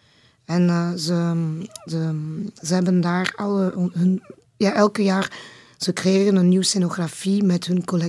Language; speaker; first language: Dutch; non-native, learner; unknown